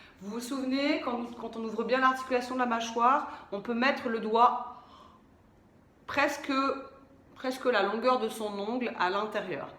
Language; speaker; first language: French; native; French